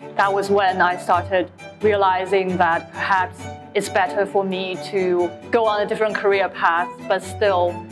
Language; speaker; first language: English; non-native, fluent; Chinese